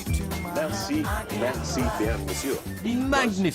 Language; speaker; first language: French; non-native, learner; English